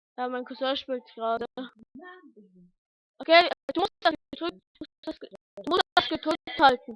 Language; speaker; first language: German; early bilingual, other home language; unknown